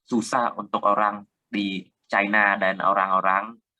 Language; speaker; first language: Indonesian; non-native, learner; Khmer